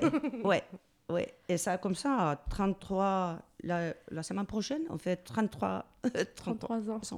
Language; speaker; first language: French; non-native, learner; Spanish